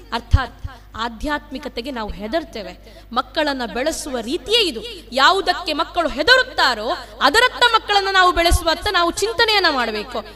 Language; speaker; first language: Kannada; non-native, local second language; Tulu